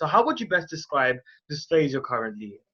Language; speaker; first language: English; non-native, local second language; Hindi